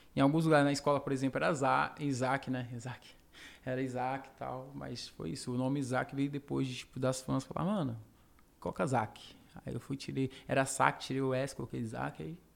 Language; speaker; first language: Portuguese; native; Portuguese